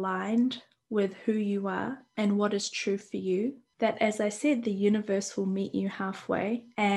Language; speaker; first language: English; native; English